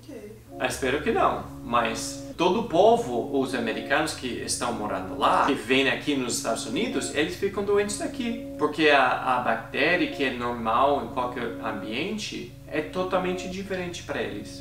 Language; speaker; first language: Portuguese; non-native, fluent; English